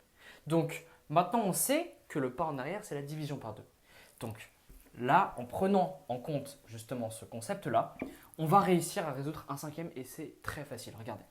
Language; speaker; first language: French; native; French